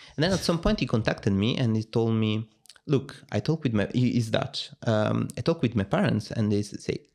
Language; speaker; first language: English; non-native, fluent; Italian